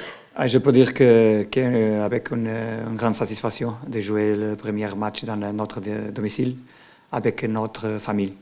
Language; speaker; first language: French; non-native, learner; Portuguese